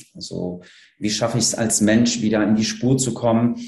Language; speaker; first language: German; early bilingual, other home language; Polish